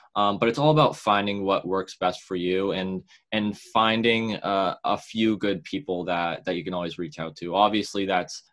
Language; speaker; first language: English; native; English